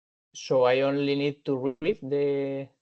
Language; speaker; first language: English; non-native, learner; Spanish